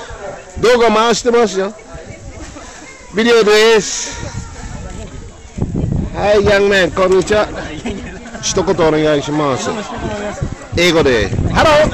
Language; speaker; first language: Japanese; non-native, fluent; English